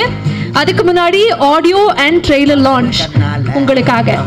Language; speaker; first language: Tamil; native; Tamil